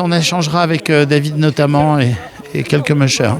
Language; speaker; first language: French; native; French